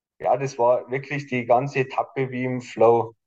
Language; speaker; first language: German; native; German